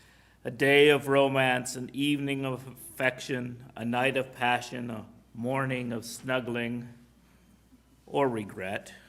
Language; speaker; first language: English; native; English